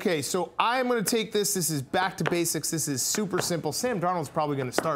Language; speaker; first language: English; native; English